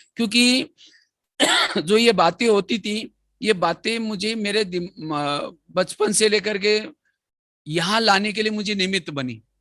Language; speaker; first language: Hindi; non-native, local second language; Marathi